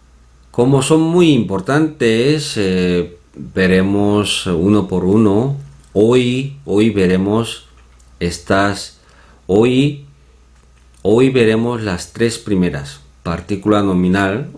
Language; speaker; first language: Spanish; non-native, fluent; Korean